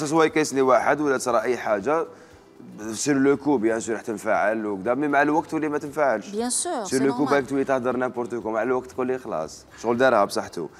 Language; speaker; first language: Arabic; native; Arabic